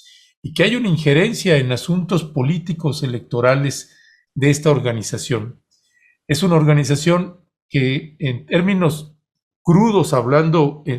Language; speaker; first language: Spanish; native; Spanish